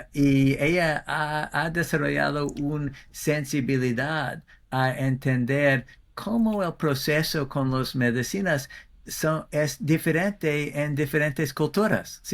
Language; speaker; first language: Spanish; non-native, fluent; English